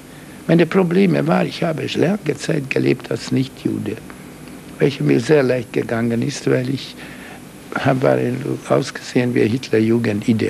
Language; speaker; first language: German; non-native, fluent; Hungarian